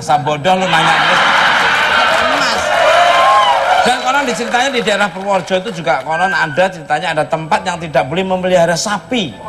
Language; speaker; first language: Indonesian; native; Indonesian